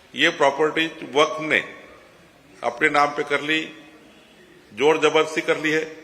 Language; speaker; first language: Hindi; non-native, local second language; Marathi